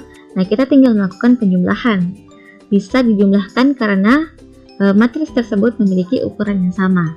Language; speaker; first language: Indonesian; native; Indonesian